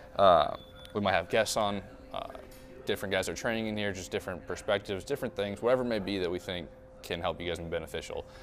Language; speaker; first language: English; native; English